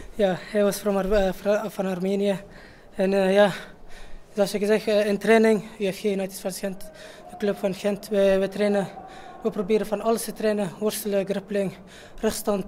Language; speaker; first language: Dutch; non-native, learner; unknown